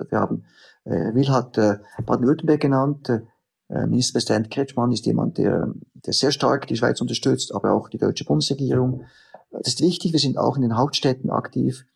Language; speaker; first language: German; native; German